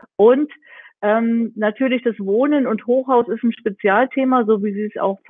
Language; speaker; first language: German; native; German